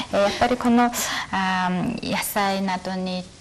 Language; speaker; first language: Japanese; non-native, fluent; Mongolian